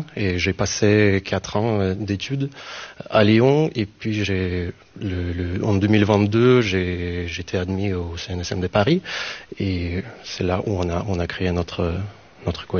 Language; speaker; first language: French; non-native, fluent; Ukrainian